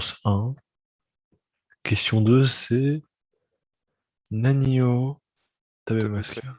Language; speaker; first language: French; native; French